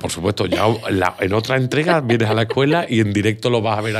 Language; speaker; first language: Spanish; native; Spanish